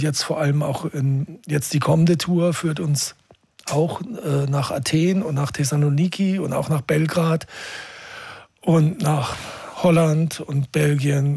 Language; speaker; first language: German; native; German